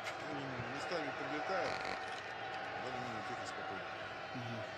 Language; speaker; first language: Russian; native; Russian